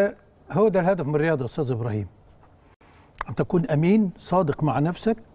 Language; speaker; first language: Arabic; native; Arabic